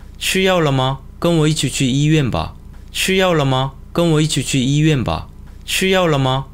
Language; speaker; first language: Chinese; non-native, fluent; Korean